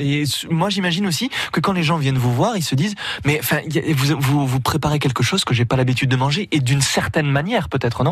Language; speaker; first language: French; native; French